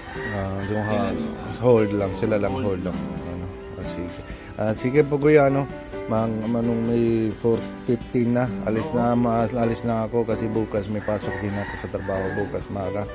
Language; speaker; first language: Filipino; non-native, learner; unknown